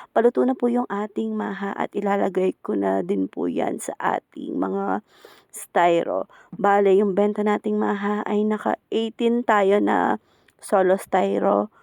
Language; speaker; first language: Filipino; native; Filipino